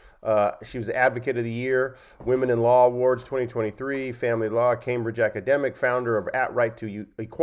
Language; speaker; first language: English; native; English